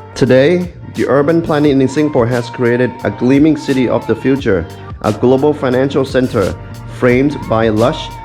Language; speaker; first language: English; non-native, fluent; Thai